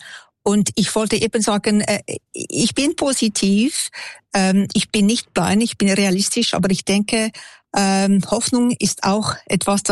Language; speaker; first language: German; non-native, local second language; French